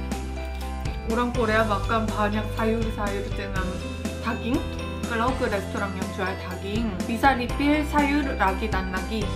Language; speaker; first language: Indonesian; non-native, fluent; Korean